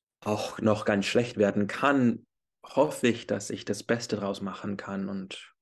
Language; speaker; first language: German; early bilingual, heritage; English